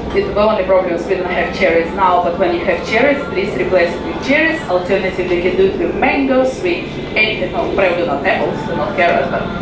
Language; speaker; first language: English; non-native, fluent; Russian